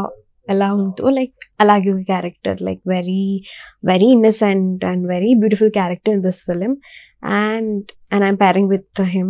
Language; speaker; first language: Telugu; non-native, learner; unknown